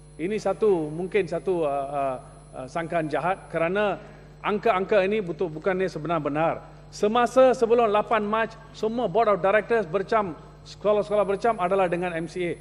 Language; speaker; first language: Malay; non-native, local second language; Tamil